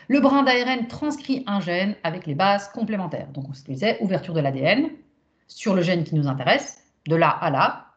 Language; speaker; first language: French; native; French